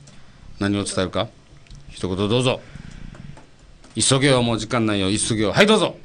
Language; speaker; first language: Japanese; native; Japanese